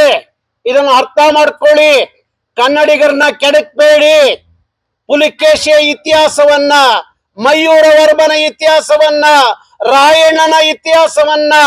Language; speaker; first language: Kannada; native; Kannada